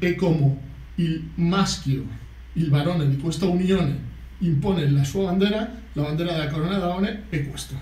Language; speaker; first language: Italian; non-native, fluent; Catalan